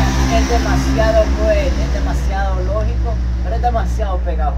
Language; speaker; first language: Spanish; native; Spanish